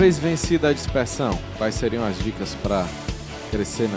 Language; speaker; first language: Portuguese; native; Portuguese